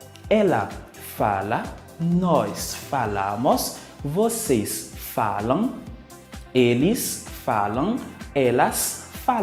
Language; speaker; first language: Portuguese; non-native, fluent; Haitian Creole